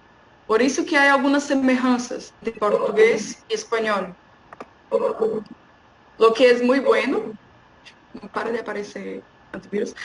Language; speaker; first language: Spanish; non-native, fluent; Portuguese